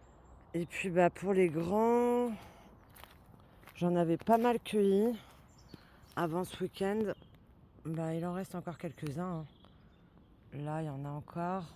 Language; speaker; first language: French; native; French